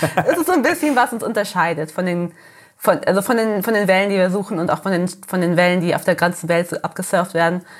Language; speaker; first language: German; early bilingual, heritage; Portuguese